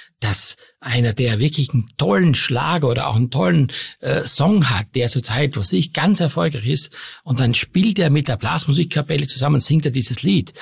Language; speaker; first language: German; native; German